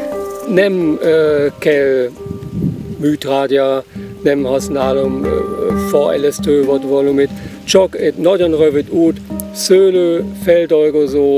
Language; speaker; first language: Hungarian; non-native, learner; German